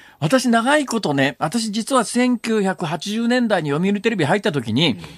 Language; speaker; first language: Japanese; native; Japanese